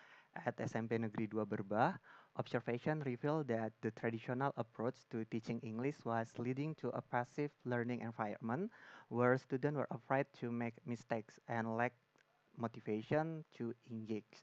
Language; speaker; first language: English; non-native, learner; Indonesian